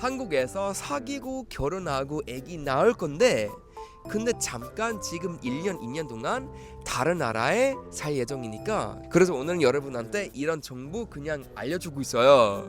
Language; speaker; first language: Korean; non-native, fluent; Swedish